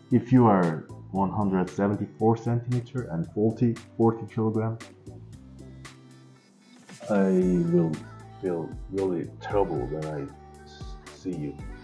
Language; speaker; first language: English; non-native, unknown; Korean